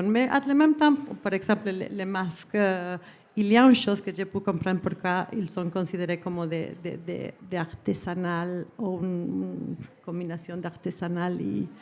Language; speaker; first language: French; non-native, fluent; Spanish